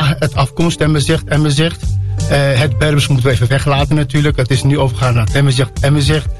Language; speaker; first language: Dutch; early bilingual, other home language; Berber languages